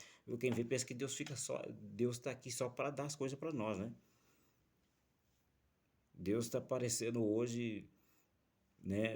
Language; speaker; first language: Portuguese; native; Portuguese